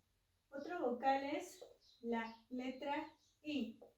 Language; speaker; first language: Spanish; non-native, local second language; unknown